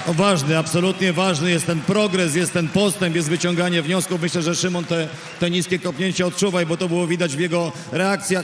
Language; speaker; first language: Polish; native; Polish